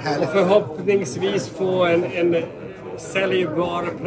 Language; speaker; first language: Swedish; native; Swedish